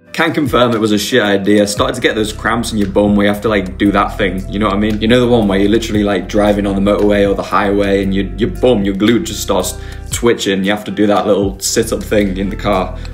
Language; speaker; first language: English; native; English